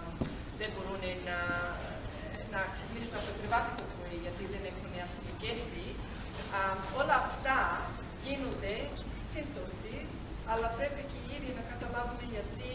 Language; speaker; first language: Greek; early bilingual, heritage; Greek